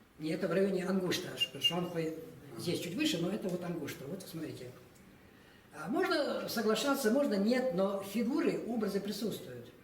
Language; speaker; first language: Russian; non-native, local second language; Ingush